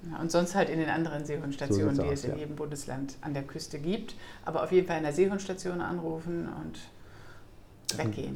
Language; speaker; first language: German; native; German